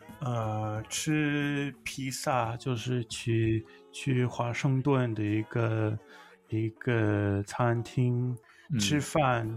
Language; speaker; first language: Chinese; non-native, learner; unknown